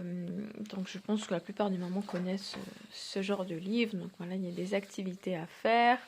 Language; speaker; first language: French; native; French